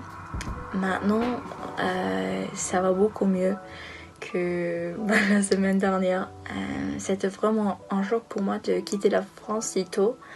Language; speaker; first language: French; non-native, learner; Norwegian